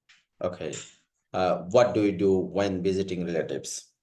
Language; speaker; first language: English; non-native, fluent; Bangla